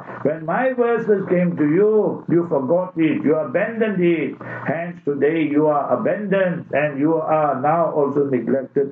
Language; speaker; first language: English; native; English